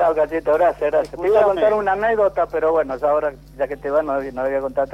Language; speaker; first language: Spanish; native; Spanish